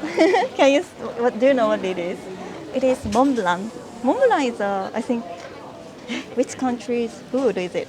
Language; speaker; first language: English; non-native, fluent; Japanese